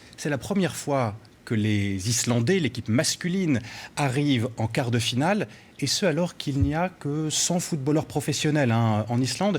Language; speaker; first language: French; native; French